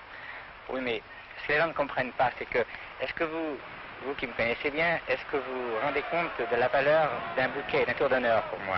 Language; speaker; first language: French; native; French